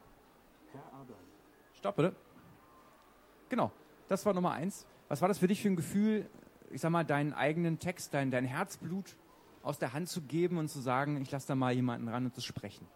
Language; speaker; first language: German; native; German